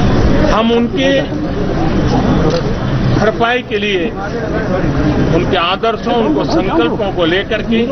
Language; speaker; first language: Hindi; non-native, local second language; Gujarati